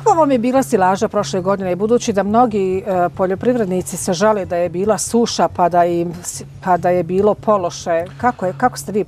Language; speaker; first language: Croatian; native; Croatian